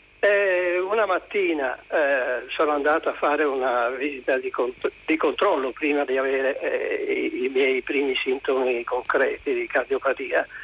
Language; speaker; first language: Italian; native; Italian